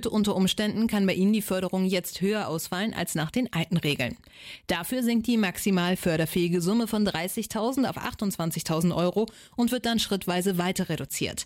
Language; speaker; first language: German; native; German